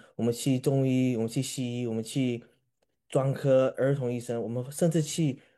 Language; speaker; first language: Chinese; early bilingual, heritage; Chinese